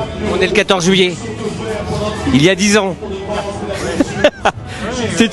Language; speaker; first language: French; native; French